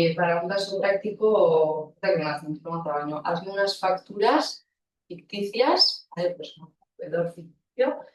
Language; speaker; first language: Spanish; non-native, local second language; Basque